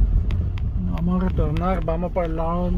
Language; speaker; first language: Spanish; native; Spanish